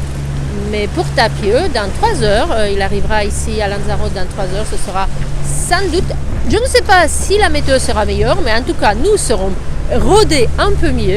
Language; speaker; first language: French; native; French